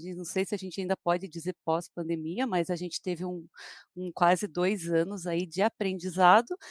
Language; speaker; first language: Portuguese; native; Portuguese